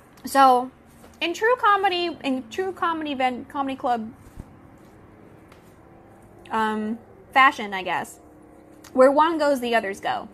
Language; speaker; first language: English; native; English